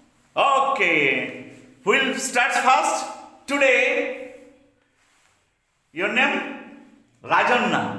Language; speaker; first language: English; non-native, local second language; Bangla